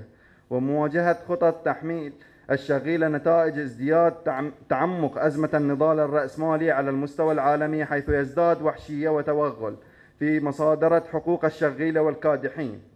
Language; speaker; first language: Arabic; native; Arabic